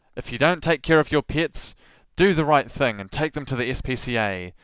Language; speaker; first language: English; native; English